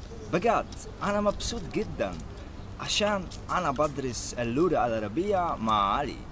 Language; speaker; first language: Arabic; non-native, learner; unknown